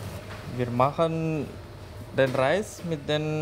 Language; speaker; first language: German; non-native, learner; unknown